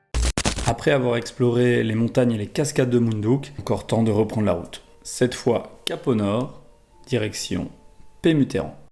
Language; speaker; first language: French; native; French